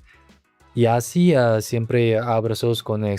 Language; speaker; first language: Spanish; non-native, learner; Korean